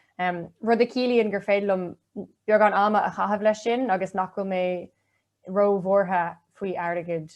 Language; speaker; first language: Irish; non-native, local second language; English